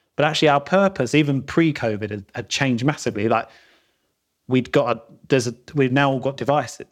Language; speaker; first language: English; native; English